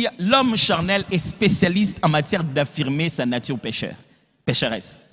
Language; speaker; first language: French; non-native, local second language; Lingala